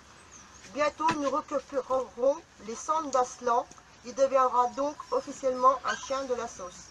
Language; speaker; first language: French; native; French